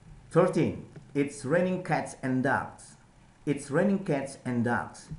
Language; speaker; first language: English; non-native, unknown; Indonesian